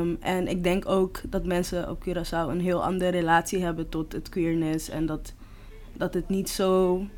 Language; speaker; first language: Dutch; non-native, local second language; Papiamento